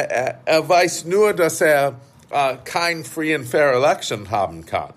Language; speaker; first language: German; non-native, fluent; English